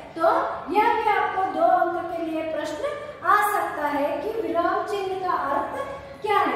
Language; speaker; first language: Hindi; non-native, local second language; Kannada